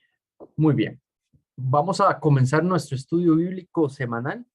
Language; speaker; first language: Spanish; native; Spanish